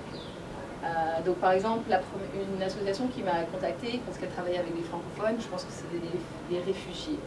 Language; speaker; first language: French; native; French